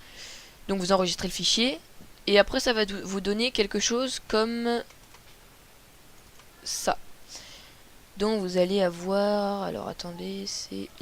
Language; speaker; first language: French; native; French